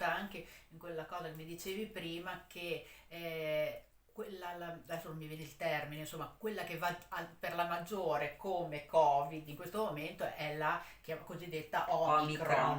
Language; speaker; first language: Italian; native; Italian